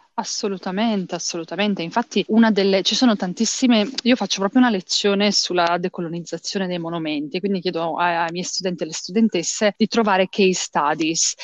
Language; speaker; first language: Italian; early bilingual, other home language; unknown